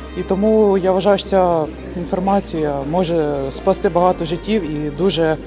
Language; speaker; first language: Ukrainian; non-native, local second language; Russian